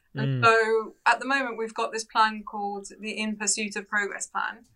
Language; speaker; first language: English; native; English